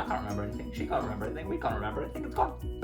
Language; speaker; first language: English; native; English